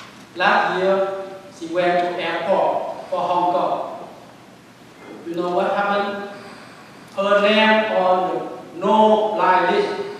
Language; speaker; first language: English; non-native, learner; Vietnamese